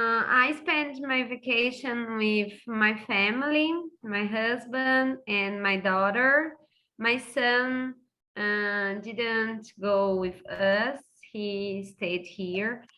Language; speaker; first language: English; non-native, fluent; Portuguese